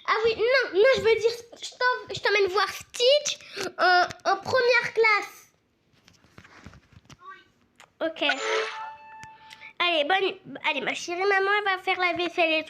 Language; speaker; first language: French; native; French